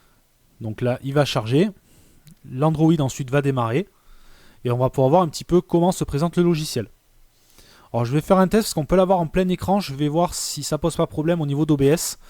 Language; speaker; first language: French; native; French